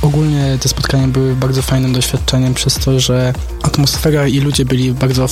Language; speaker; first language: Polish; native; Polish